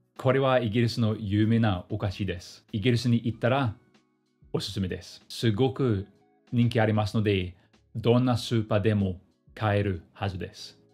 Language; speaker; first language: Japanese; non-native, fluent; English